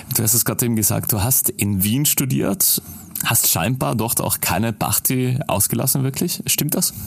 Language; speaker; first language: German; native; German